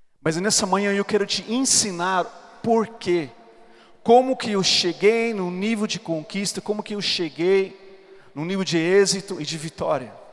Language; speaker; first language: Portuguese; non-native, fluent; English